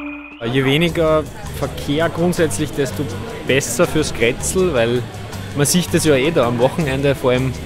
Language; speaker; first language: German; native; German